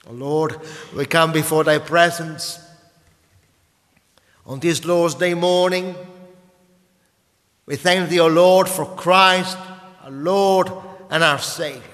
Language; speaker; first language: English; non-native, fluent; Italian